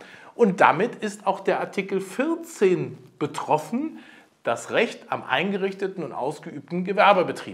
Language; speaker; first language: German; native; German